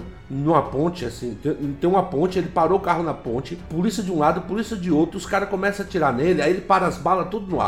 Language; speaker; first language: Portuguese; native; Portuguese